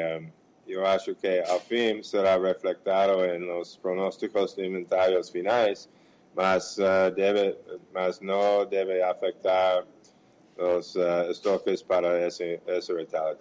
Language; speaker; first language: Portuguese; non-native, fluent; English